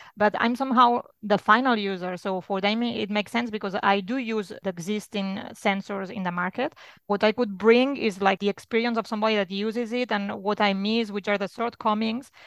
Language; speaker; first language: English; non-native, fluent; Catalan